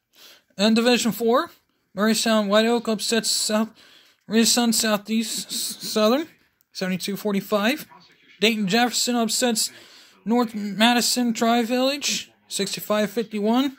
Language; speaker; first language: English; native; English